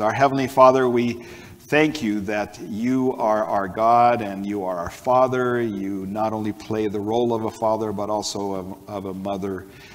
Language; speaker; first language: English; non-native, fluent; Armenian